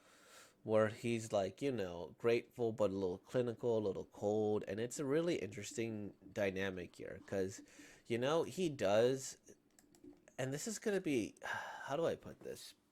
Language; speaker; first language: English; native; English